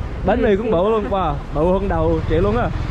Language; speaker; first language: Vietnamese; early bilingual, heritage; English